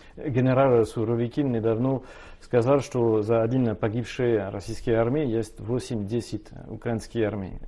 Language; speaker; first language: Russian; non-native, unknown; French